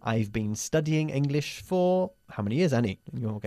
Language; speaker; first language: English; native; English